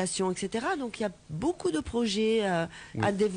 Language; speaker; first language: French; native; French